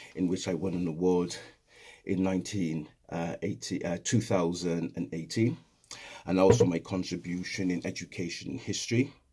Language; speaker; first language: English; native; English